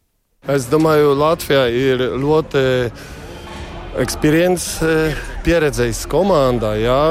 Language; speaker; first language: Latvian; non-native, learner; Polish